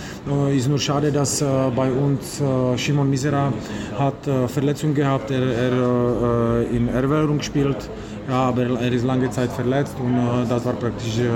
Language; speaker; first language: German; non-native, learner; Czech